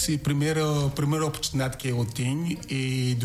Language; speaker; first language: Portuguese; non-native, learner; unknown